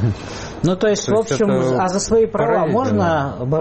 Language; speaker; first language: Russian; native; Russian